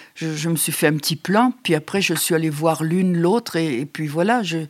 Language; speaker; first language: French; native; French